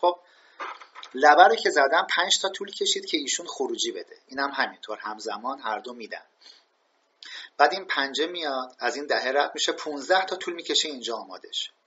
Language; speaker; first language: Persian; native; Persian